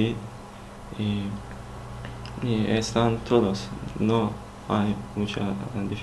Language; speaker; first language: Spanish; non-native, learner; Turkish